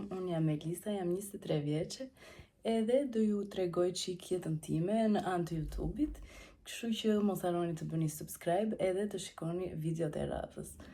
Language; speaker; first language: Albanian; early bilingual, heritage; Albanian